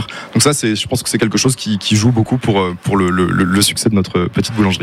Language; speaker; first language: French; native; French